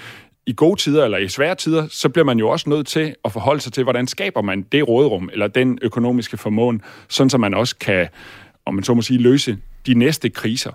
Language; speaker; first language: Danish; native; Danish